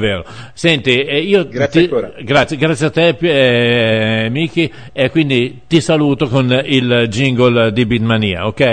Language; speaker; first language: Italian; native; Italian